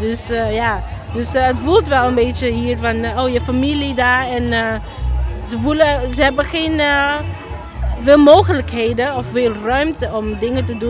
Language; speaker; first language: Dutch; non-native, local second language; Papiamento